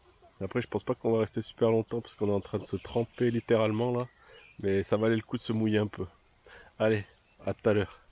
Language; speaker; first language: French; native; French